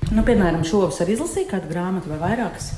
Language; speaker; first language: Latvian; native; Latvian